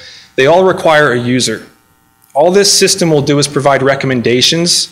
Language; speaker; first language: English; native; English